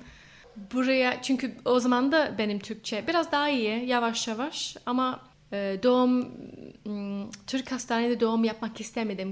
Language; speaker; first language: Turkish; non-native, learner; English